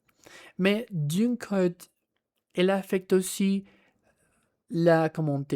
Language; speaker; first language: French; non-native, learner; Spanish